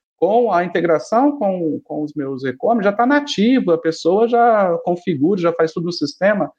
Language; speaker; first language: Portuguese; native; Portuguese